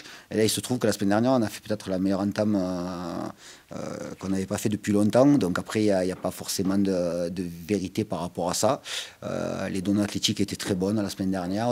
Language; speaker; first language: French; native; French